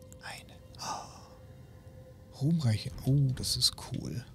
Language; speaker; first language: German; native; German